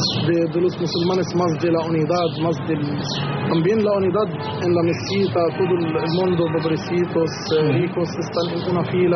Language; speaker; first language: Spanish; non-native, learner; Arabic